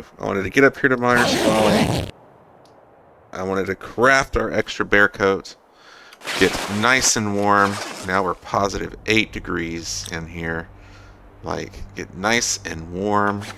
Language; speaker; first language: English; native; English